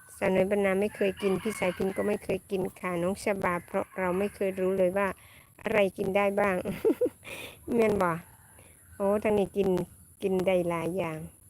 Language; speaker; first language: Thai; native; Thai